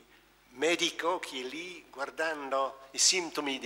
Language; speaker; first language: Italian; non-native, fluent; English